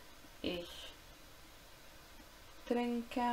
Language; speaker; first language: German; non-native, fluent; Ukrainian